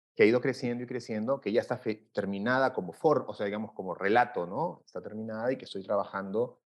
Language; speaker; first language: Spanish; native; Spanish